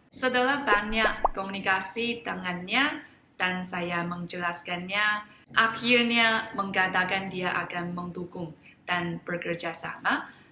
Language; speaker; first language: Indonesian; non-native, fluent; Chinese